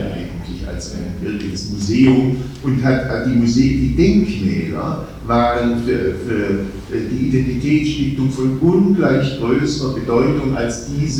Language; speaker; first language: German; native; German